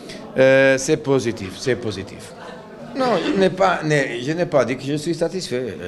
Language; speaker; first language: French; non-native, local second language; Arabic